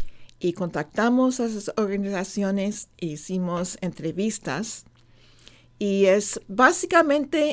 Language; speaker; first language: Spanish; non-native, fluent; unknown